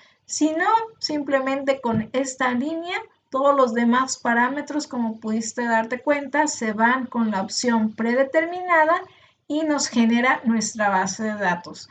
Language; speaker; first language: Spanish; native; Spanish